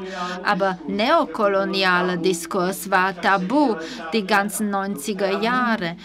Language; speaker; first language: German; non-native, fluent; Czech